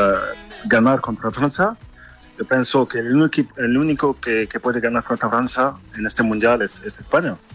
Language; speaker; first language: Spanish; non-native, fluent; French